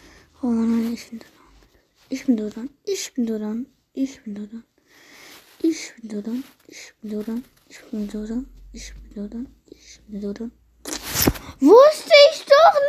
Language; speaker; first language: German; native; German